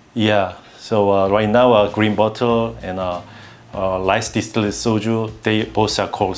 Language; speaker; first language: English; non-native, learner; Korean